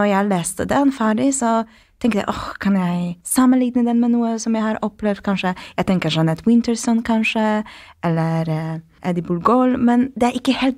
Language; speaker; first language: Norwegian; non-native, fluent; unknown